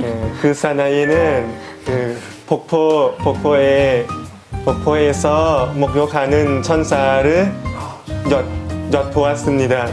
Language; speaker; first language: Korean; non-native, learner; Thai